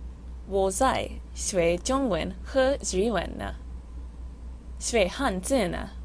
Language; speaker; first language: Chinese; non-native, learner; English